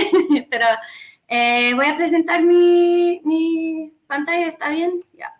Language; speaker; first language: Spanish; non-native, learner; English